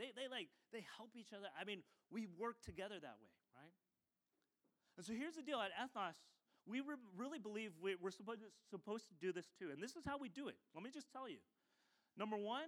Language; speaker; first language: English; native; English